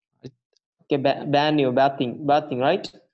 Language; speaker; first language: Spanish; non-native, learner; Malayalam